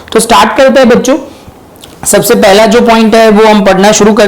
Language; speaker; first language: Hindi; non-native, local second language; Gujarati